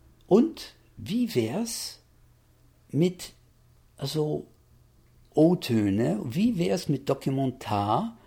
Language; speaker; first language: German; non-native, fluent; English